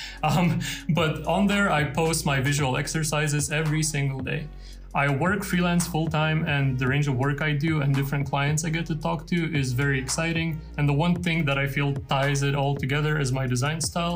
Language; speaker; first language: English; non-native, fluent; Lithuanian